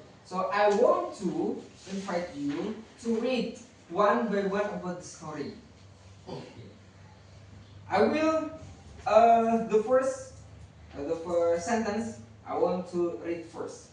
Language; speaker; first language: English; non-native, learner; Indonesian